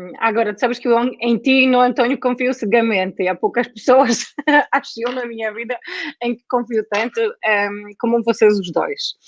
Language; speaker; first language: Portuguese; non-native, fluent; Polish